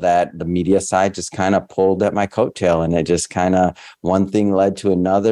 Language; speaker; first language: English; native; English